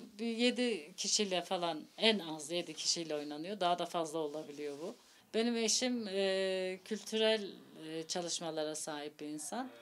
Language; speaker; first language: Turkish; early bilingual, heritage; Turkish